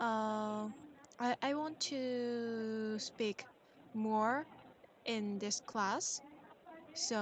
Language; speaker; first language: English; non-native, learner; Korean